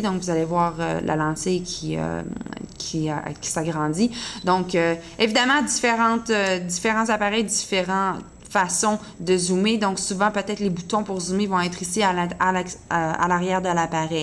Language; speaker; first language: French; native; French